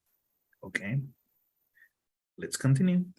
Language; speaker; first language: English; non-native, fluent; Spanish